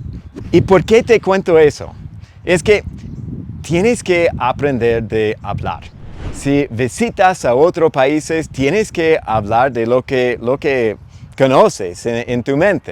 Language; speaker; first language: Spanish; non-native, fluent; English